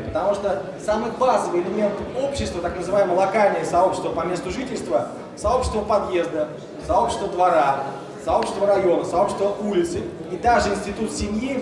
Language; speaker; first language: Russian; native; Russian